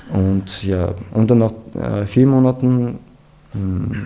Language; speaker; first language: German; non-native, fluent; Persian